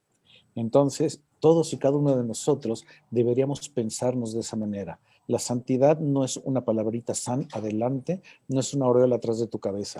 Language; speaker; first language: Spanish; native; Spanish